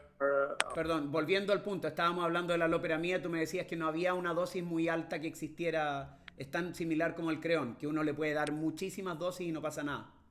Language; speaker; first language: Spanish; native; Spanish